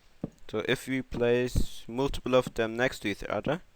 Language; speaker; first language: English; non-native, fluent; German